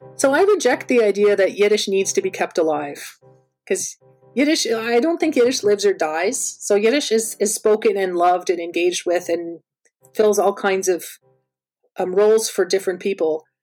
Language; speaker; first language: English; native; English